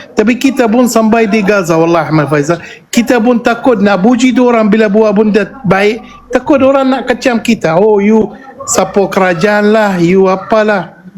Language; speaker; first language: Malay; non-native, fluent; Arabic